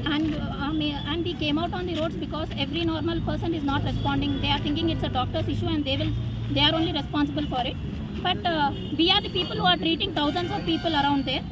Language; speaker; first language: English; non-native, local second language; Telugu